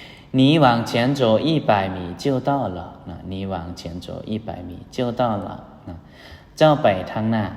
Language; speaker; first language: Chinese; non-native, fluent; Lao